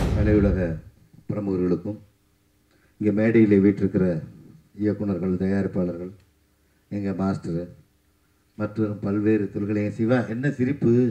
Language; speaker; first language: Tamil; native; Tamil